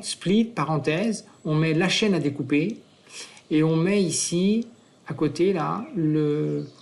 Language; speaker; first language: French; native; French